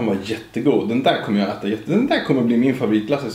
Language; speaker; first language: Swedish; native; Swedish